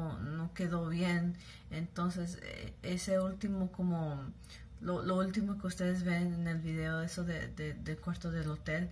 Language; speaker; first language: Spanish; early bilingual, heritage; Spanish